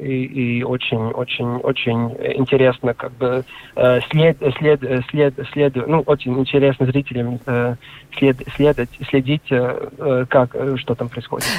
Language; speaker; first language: Russian; non-native, local second language; Latvian